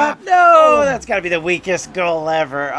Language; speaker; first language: English; native; English